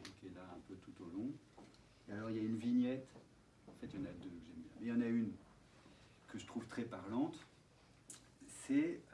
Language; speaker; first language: French; native; French